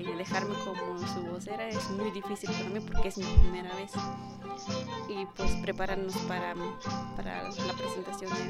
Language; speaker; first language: Spanish; non-native, local second language; Tzeltal